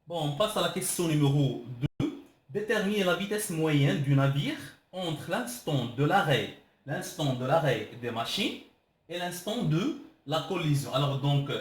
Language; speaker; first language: French; non-native, local second language; Arabic